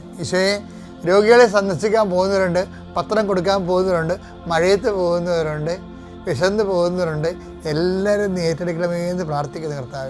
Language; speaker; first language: Malayalam; native; Malayalam